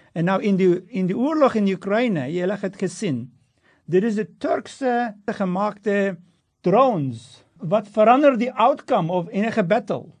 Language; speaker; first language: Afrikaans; non-native, fluent; Turkish